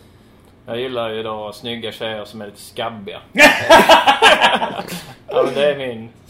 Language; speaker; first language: Swedish; native; Swedish